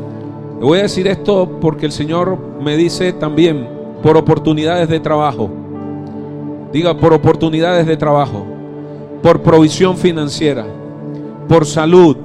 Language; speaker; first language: Spanish; native; Spanish